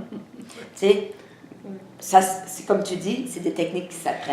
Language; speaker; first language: French; native; French